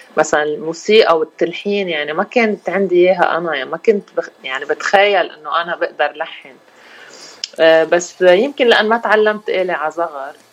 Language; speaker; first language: Arabic; native; Arabic